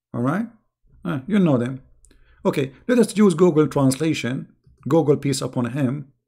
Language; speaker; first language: English; non-native, fluent; Arabic